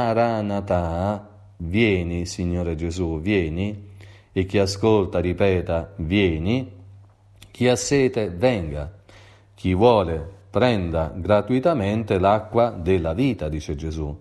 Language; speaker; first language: Italian; native; Italian